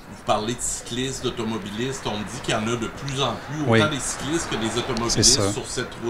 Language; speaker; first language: French; native; French